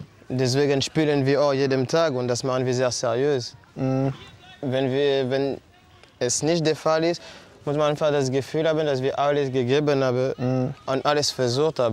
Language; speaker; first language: German; non-native, fluent; French